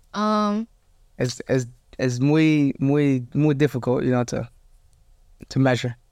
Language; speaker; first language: Spanish; early bilingual, heritage; Spanish